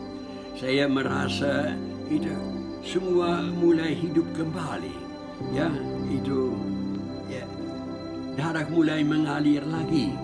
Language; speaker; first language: Indonesian; non-native, fluent; Dutch